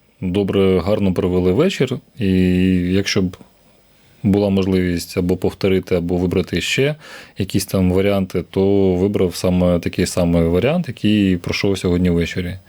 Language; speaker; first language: Ukrainian; native; Ukrainian